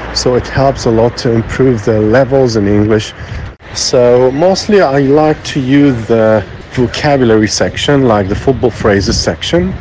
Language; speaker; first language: English; non-native, fluent; Arabic